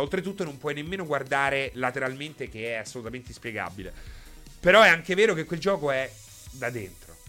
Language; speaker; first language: Italian; native; Italian